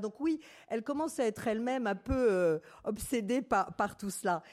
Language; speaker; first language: French; native; French